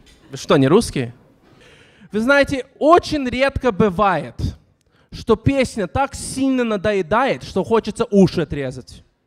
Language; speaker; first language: Russian; early bilingual, heritage; Russian